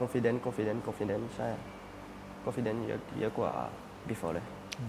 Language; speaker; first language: Thai; early bilingual, heritage; Thai